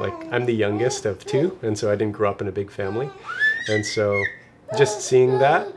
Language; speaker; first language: English; native; English